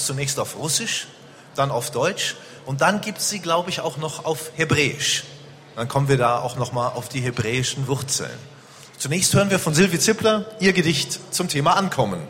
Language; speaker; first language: German; native; German